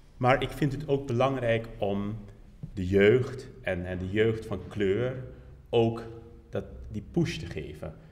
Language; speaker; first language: Dutch; native; Dutch